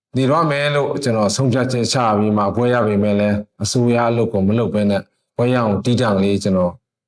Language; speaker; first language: Burmese; non-native, local second language; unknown